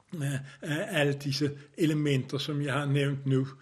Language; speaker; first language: Danish; native; Danish